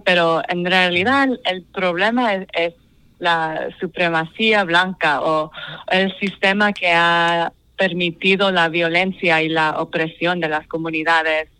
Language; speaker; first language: Spanish; non-native, fluent; English